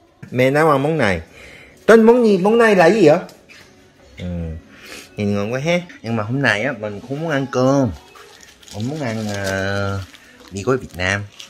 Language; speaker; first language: Vietnamese; native; Vietnamese